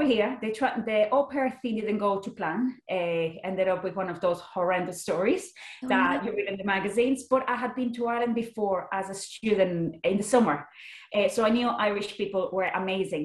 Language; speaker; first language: English; non-native, fluent; Spanish